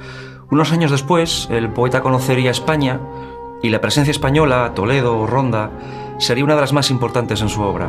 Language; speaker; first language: Spanish; native; Spanish